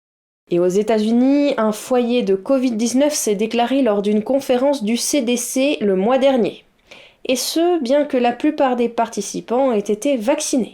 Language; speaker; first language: French; native; French